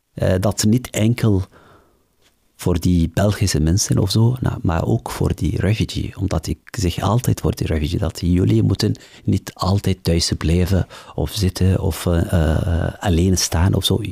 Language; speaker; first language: Dutch; non-native, fluent; Arabic